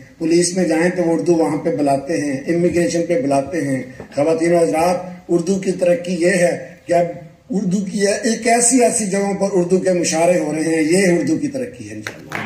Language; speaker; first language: Urdu; native; Urdu